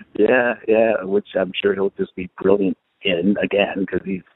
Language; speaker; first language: English; native; English